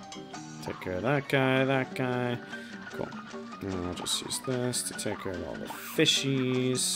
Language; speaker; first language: English; native; English